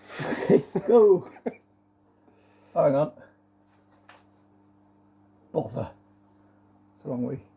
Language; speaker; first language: English; native; English